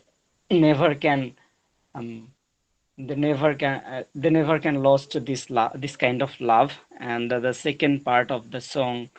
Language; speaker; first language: English; non-native, learner; Bangla